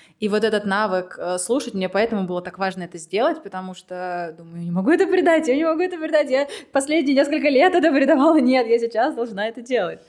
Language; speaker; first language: Russian; native; Russian